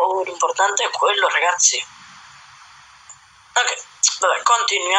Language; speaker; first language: Italian; native; Italian